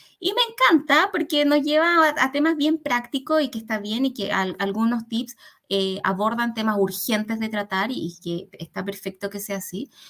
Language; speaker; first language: Spanish; early bilingual, other home language; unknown